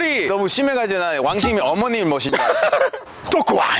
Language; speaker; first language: Korean; non-native, fluent; Spanish